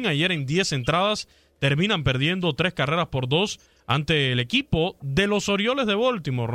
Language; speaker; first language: Spanish; native; Spanish